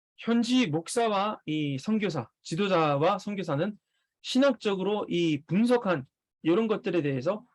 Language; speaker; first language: Korean; native; Korean